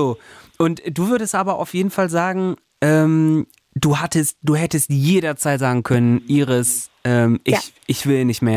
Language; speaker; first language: German; native; German